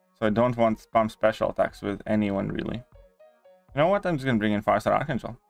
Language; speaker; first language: English; non-native, fluent; Latvian